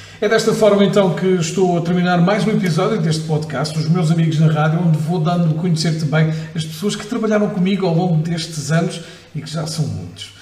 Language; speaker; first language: Portuguese; native; Portuguese